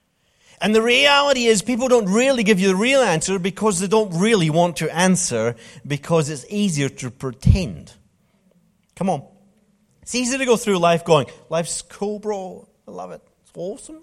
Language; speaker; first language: English; native; English